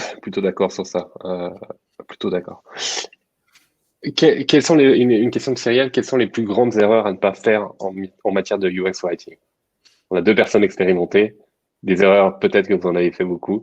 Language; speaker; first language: French; native; French